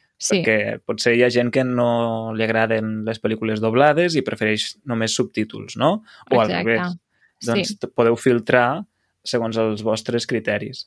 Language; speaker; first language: Catalan; native; Catalan